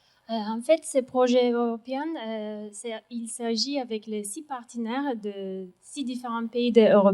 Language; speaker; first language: French; non-native, learner; Turkish